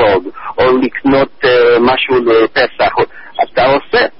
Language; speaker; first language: Hebrew; non-native, fluent; English